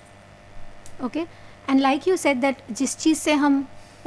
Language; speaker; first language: English; non-native, local second language; Hindi